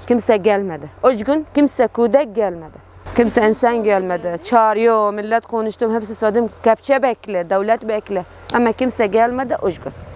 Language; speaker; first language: Turkish; non-native, learner; Arabic